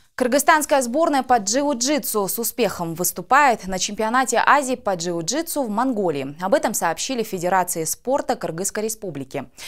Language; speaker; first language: Russian; non-native, local second language; Kyrgyz